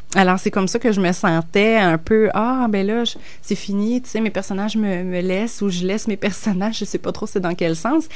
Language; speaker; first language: French; native; French